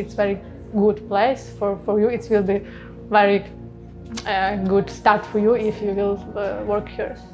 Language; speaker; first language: English; non-native, learner; Ukrainian